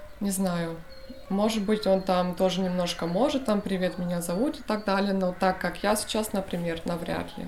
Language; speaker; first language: Russian; early bilingual, heritage; Russian